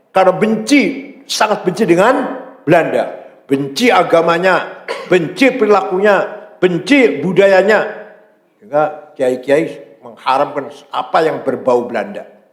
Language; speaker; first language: Malay; non-native, local second language; Javanese